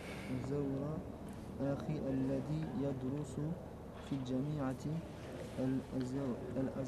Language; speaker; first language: Arabic; non-native, learner; French